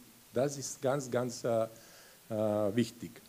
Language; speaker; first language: German; non-native, fluent; Slovak